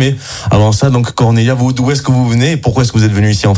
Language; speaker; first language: French; native; French